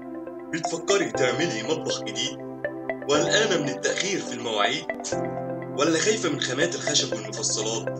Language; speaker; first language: Arabic; native; Arabic